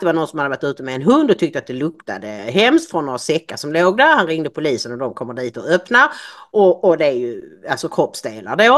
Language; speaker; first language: Swedish; native; Swedish